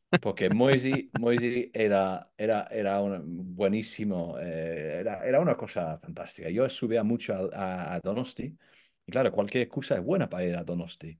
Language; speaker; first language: Spanish; non-native, fluent; English